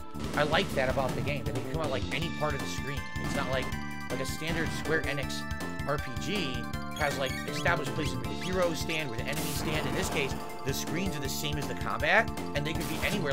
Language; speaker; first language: English; native; English